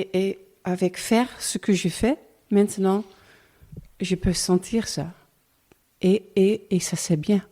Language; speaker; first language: French; non-native, learner; Dutch